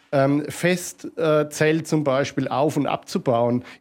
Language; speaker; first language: German; native; German